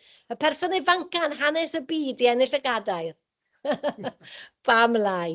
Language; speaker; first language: Welsh; native; Welsh